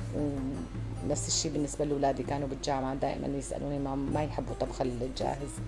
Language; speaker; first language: Arabic; native; Arabic